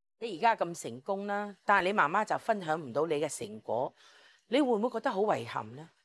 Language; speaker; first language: Cantonese; native; Cantonese